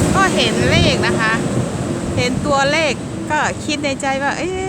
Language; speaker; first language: Thai; non-native, local second language; Northeastern Thai